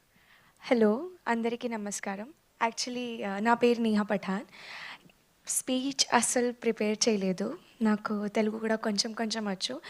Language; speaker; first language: Telugu; non-native, learner; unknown